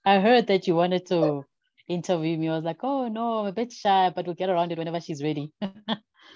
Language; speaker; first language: English; non-native, local second language; Southern Sotho